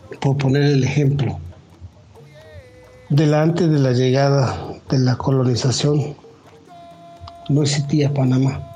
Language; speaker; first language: Spanish; non-native, local second language; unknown